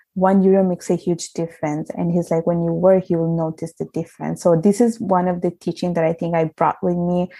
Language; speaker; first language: English; non-native, fluent; Italian